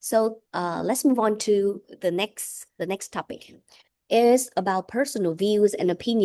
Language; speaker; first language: English; non-native, fluent; Vietnamese